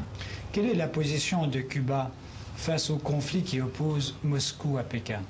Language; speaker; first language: French; native; French